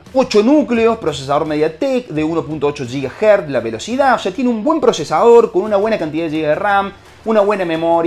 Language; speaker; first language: Spanish; native; Spanish